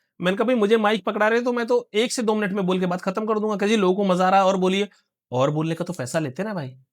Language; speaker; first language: Hindi; native; Hindi